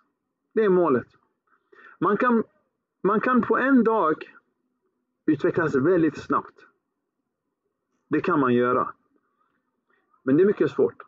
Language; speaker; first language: Swedish; early bilingual, other home language; Arabic